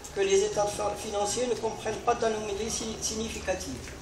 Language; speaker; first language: French; non-native, local second language; Arabic